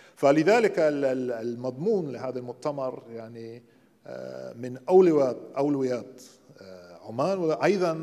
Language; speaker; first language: Arabic; non-native, fluent; English